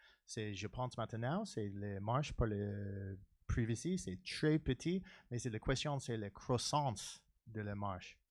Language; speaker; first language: French; non-native, learner; English